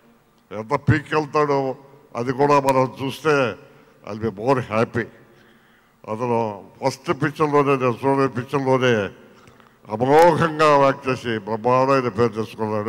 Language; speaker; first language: Telugu; native; Telugu